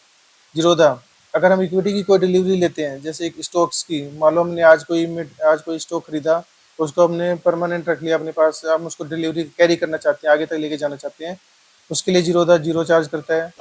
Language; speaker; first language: Hindi; native; Hindi